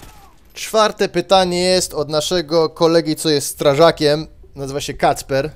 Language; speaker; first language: Polish; early bilingual, heritage; Polish